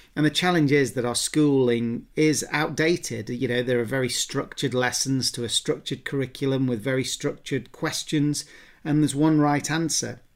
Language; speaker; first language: English; native; English